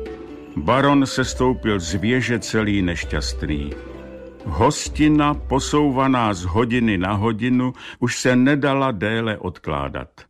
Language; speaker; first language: Czech; native; Czech